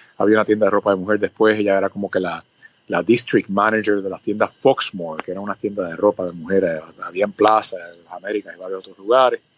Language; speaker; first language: Spanish; early bilingual, other home language; English